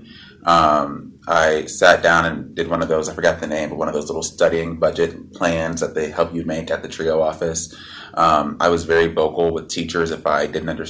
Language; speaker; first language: English; native; English